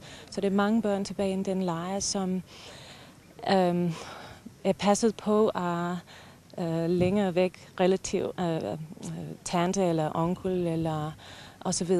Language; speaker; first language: Danish; non-native, fluent; English